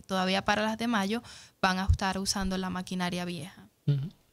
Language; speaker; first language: Spanish; native; Spanish